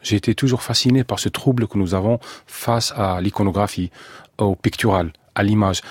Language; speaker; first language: French; non-native, local second language; Arabic